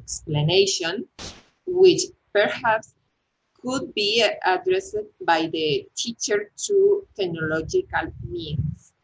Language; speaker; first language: English; non-native, learner; Spanish